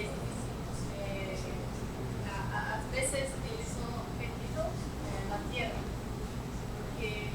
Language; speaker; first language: Spanish; non-native, learner; Portuguese